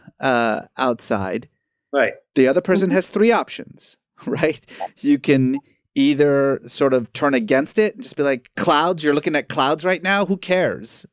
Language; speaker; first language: English; early bilingual, other home language; Persian